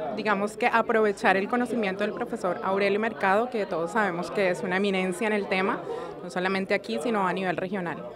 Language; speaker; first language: Spanish; native; Spanish